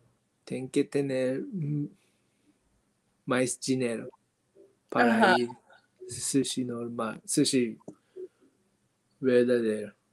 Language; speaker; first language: Portuguese; non-native, learner; Japanese